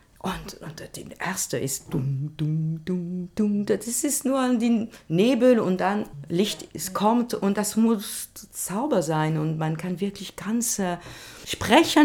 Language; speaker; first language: German; non-native, learner; French